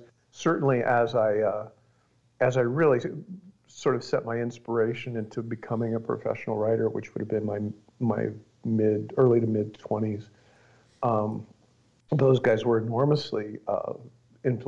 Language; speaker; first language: English; native; English